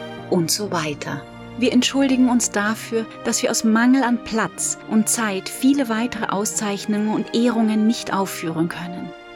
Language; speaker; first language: German; native; German